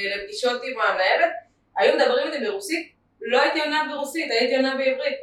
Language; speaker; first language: Hebrew; early bilingual, other home language; Russian